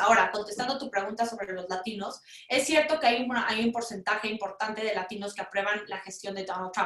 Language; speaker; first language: Spanish; native; Spanish